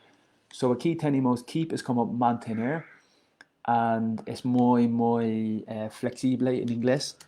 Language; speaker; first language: Spanish; non-native, learner; English